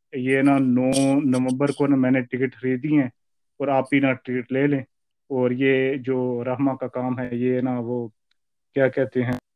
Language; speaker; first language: Urdu; early bilingual, heritage; Urdu